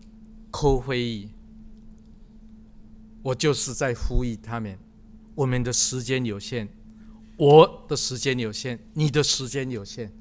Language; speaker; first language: Chinese; non-native, local second language; Min Nan Chinese